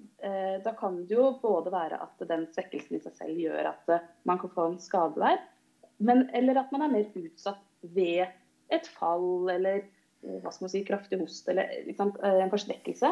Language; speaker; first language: Norwegian; native; Norwegian